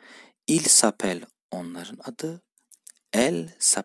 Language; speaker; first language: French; non-native, fluent; Turkish